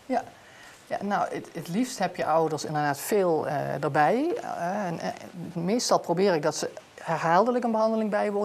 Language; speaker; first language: Dutch; native; Dutch